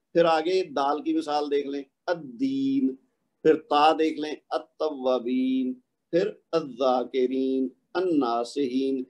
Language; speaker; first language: Urdu; native; Urdu